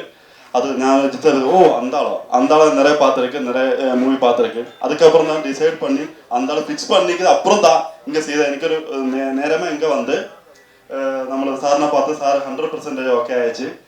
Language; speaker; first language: Tamil; non-native, learner; Malayalam